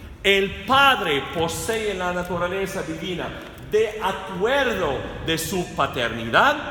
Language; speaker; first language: Spanish; non-native, fluent; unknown